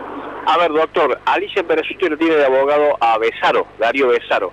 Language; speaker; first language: Spanish; native; Spanish